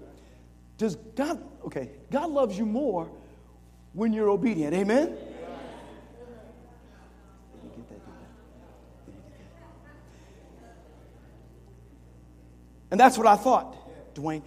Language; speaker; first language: English; native; English